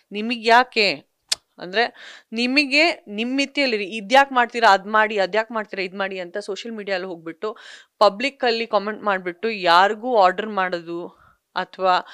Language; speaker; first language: Kannada; non-native, local second language; Sindhi